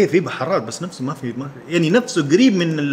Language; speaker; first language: Arabic; non-native, learner; Urdu